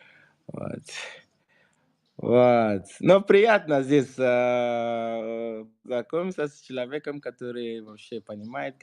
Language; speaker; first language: Russian; non-native, fluent; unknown